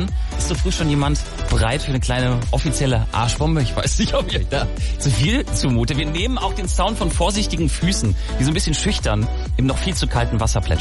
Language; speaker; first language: German; native; German